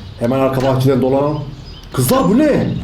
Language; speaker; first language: Turkish; native; Turkish